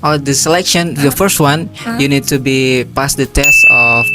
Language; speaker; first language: English; non-native, learner; Indonesian